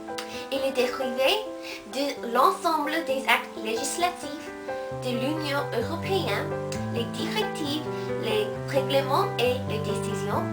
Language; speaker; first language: French; non-native, learner; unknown